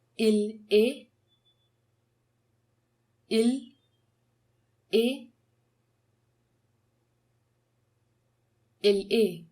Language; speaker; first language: French; non-native, fluent; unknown